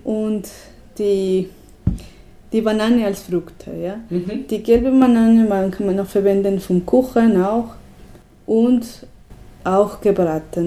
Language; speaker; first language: German; non-native, learner; Spanish